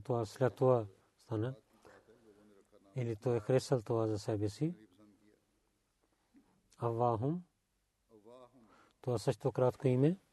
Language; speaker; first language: Bulgarian; non-native, learner; Urdu